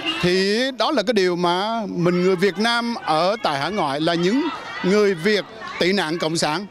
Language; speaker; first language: Vietnamese; native; Vietnamese